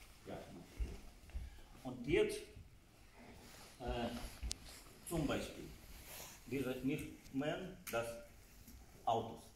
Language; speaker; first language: German; non-native, learner; Russian